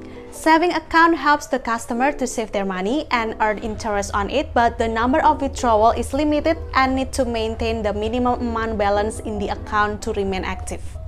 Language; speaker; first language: English; non-native, fluent; Indonesian